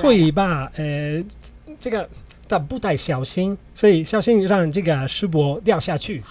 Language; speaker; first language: Chinese; non-native, learner; Italian